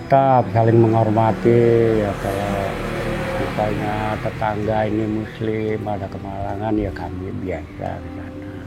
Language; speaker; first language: Indonesian; non-native, local second language; Balinese